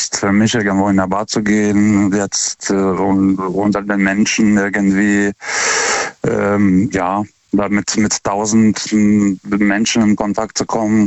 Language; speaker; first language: German; non-native, fluent; Lithuanian